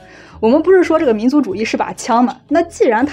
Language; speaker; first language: Chinese; native; Chinese